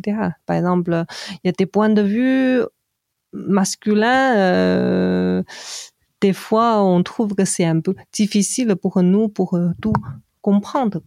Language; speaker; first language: French; non-native, fluent; Chinese